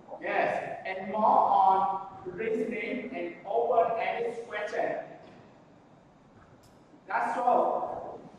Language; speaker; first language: English; non-native, learner; Vietnamese